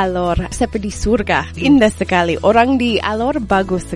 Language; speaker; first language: Indonesian; non-native, learner; English